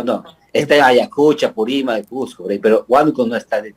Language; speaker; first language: Spanish; native; Spanish